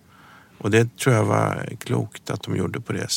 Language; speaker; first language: Swedish; early bilingual, other home language; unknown